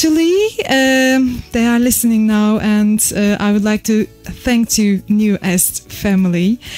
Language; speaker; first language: English; non-native, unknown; Turkish